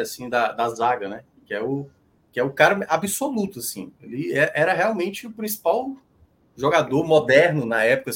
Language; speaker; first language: Portuguese; native; Portuguese